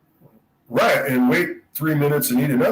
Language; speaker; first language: English; native; English